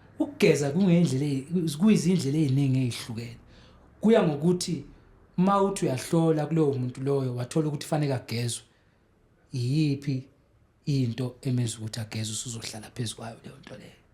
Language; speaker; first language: Zulu; native; Zulu